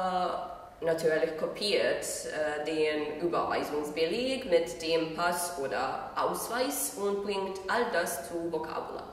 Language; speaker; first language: German; non-native, fluent; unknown